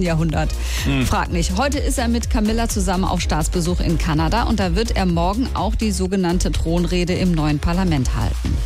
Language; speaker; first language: German; native; German